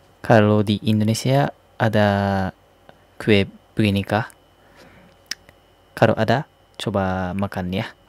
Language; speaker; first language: Japanese; native; Japanese